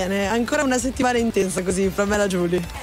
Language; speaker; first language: Italian; native; Italian